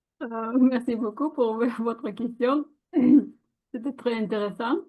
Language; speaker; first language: French; non-native, learner; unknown